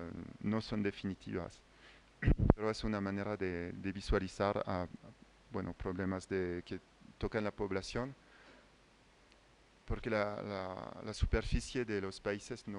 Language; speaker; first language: Spanish; non-native, fluent; French